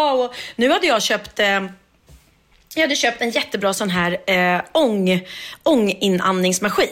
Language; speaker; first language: Swedish; native; Swedish